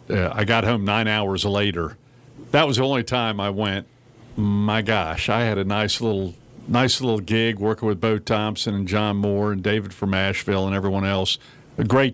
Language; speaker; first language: English; native; English